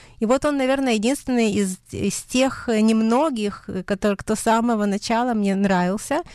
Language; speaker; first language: Russian; native; Russian